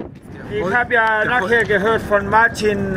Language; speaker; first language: German; non-native, learner; Danish